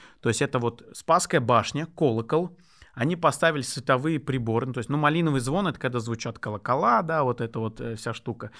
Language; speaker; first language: Russian; non-native, local second language; Lezghian